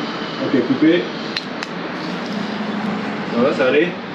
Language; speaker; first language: French; native; French